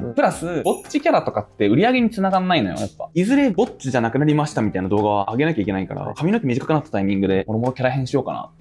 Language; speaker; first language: Japanese; native; Japanese